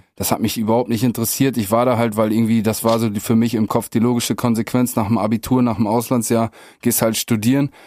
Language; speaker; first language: German; native; German